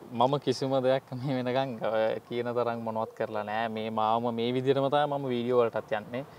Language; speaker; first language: Sinhala; native; Sinhala